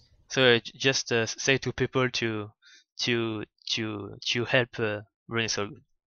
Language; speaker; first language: English; non-native, learner; French